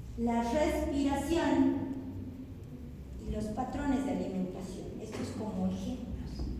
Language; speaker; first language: Spanish; native; Spanish